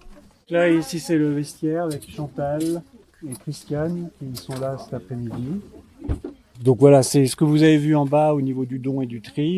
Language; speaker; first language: French; native; French